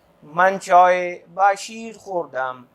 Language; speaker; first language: Persian; non-native, fluent; Urdu